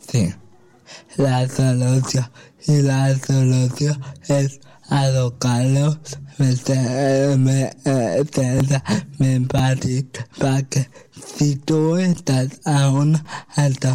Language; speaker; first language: Catalan; non-native, local second language; Spanish